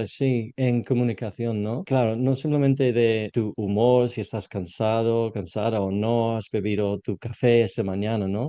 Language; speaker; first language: Spanish; non-native, learner; English